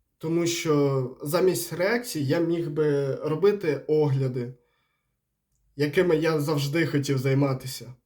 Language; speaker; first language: Ukrainian; non-native, local second language; Russian